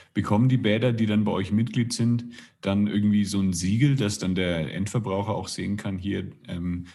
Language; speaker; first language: German; native; German